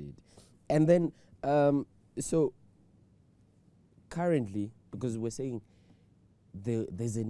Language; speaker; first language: English; non-native, local second language; Shona